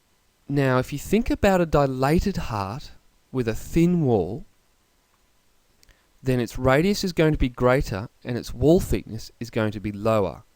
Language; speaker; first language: English; native; English